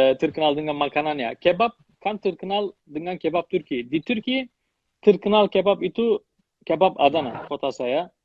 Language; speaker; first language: Indonesian; non-native, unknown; Turkish